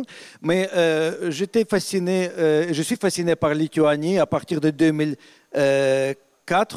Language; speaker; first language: French; non-native, fluent; Russian